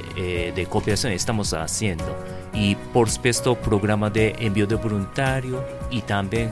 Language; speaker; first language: Spanish; non-native, learner; Japanese